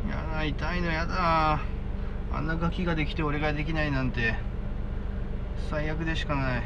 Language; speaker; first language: Japanese; native; Japanese